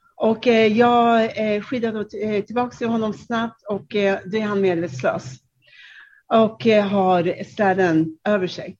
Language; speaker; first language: Swedish; non-native, fluent; Czech